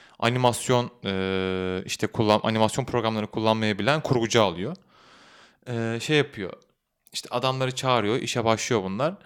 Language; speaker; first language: Turkish; native; Turkish